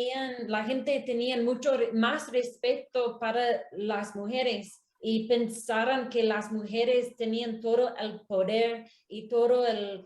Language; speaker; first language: Spanish; non-native, learner; English